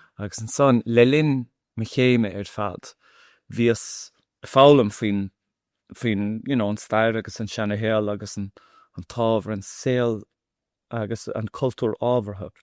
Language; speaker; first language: Irish; non-native, local second language; English